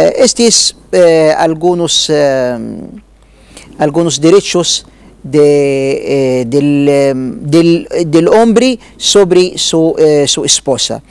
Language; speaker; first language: Spanish; non-native, learner; Arabic